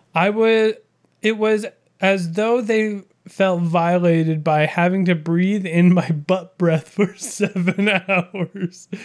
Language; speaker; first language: English; native; English